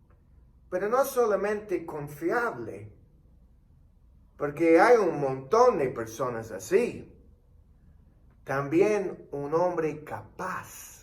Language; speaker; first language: Spanish; non-native, fluent; English